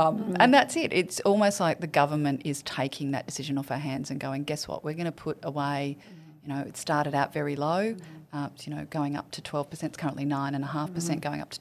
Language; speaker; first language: English; native; English